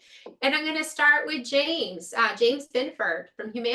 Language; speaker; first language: English; native; English